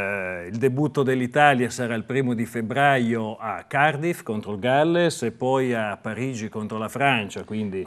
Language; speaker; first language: Italian; native; Italian